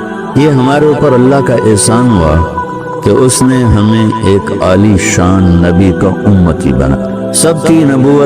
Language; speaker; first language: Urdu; non-native, local second language; Saraiki